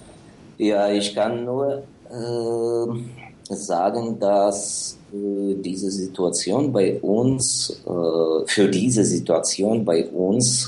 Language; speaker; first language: German; non-native, fluent; Ukrainian